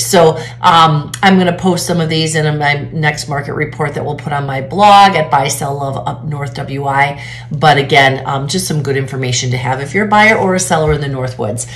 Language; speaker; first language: English; native; English